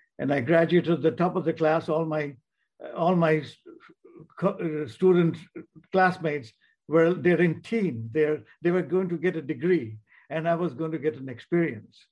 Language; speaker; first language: English; non-native, local second language; Bangla